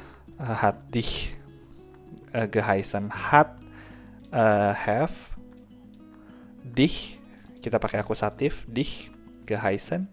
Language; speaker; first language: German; non-native, fluent; Indonesian